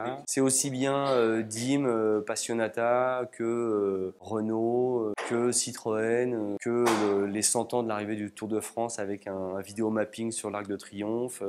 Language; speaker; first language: French; native; French